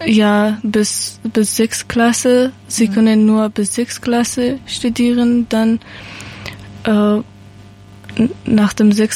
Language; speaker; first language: German; non-native, learner; Persian